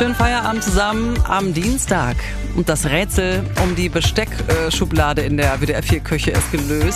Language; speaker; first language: German; native; German